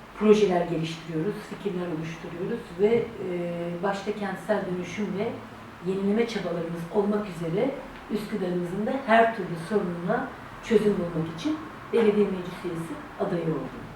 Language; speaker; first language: Turkish; native; Turkish